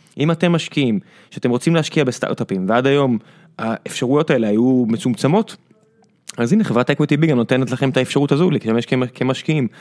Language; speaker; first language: Hebrew; native; Hebrew